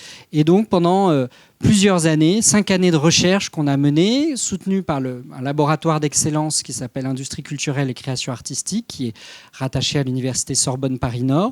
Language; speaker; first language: French; native; French